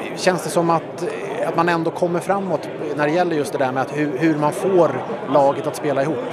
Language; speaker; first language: Swedish; native; Swedish